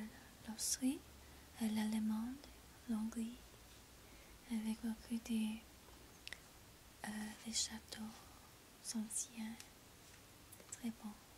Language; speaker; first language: French; non-native, learner; English